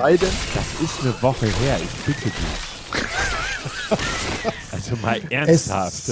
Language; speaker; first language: German; native; German